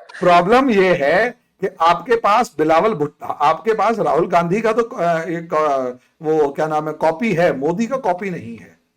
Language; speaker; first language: Hindi; native; Hindi